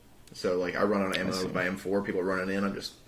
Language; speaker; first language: English; native; English